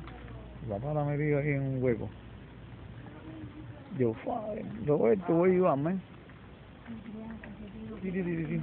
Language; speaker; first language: Spanish; native; Spanish